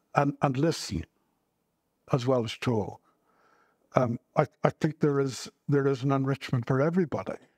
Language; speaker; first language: English; native; English